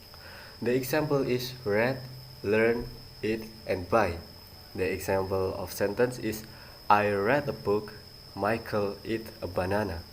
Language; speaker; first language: English; non-native, learner; Indonesian